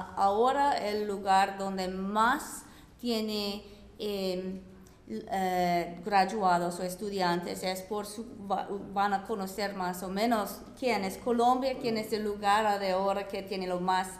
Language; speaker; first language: Spanish; non-native, fluent; English